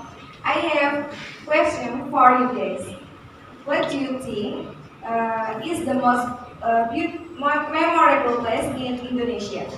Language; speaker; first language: English; non-native, learner; Indonesian